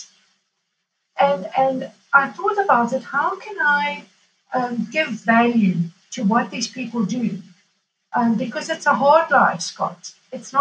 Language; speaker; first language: English; native; English